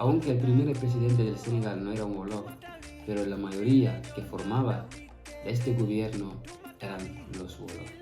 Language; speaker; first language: Spanish; non-native, fluent; Fula